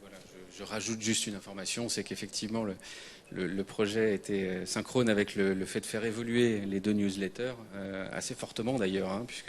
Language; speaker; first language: French; native; French